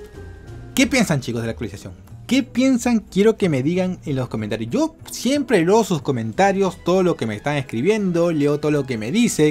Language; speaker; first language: Spanish; native; Spanish